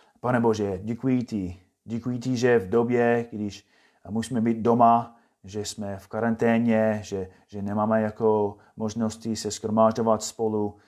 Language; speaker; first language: Czech; non-native, fluent; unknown